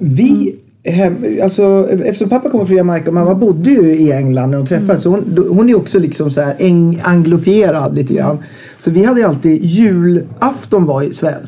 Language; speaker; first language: Swedish; native; Swedish